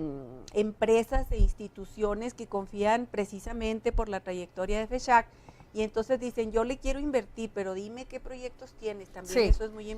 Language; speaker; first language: Spanish; native; Spanish